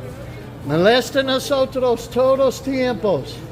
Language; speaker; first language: Spanish; non-native, learner; English